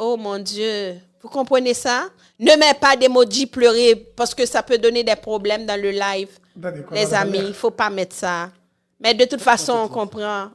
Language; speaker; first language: French; non-native, local second language; Haitian Creole